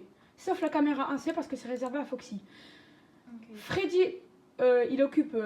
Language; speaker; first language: French; native; French